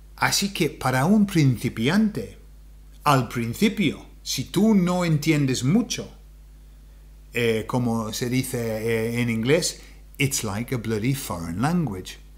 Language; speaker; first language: Spanish; non-native, fluent; English